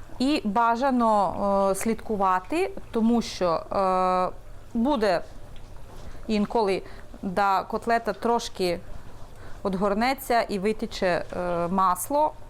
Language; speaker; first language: Ukrainian; early bilingual, heritage; Ukrainian